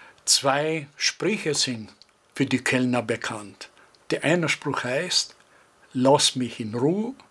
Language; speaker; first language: German; non-native, fluent; Greek